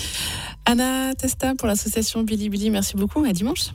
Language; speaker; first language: French; native; French